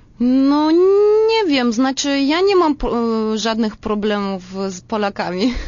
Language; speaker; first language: Polish; non-native, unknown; Russian